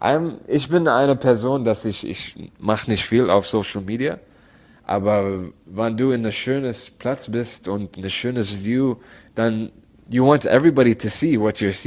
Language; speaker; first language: German; non-native, learner; Arabic